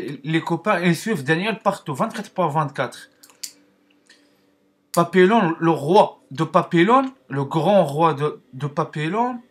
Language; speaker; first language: French; non-native, learner; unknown